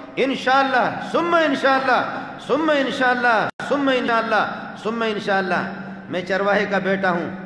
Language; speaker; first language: Urdu; non-native, local second language; Baluchi